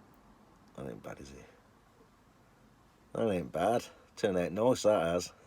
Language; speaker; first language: English; native; English